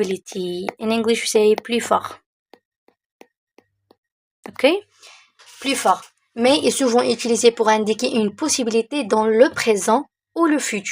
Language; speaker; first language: French; non-native, local second language; Arabic